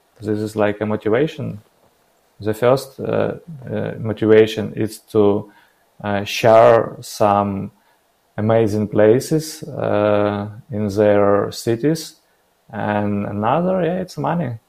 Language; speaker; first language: English; non-native, learner; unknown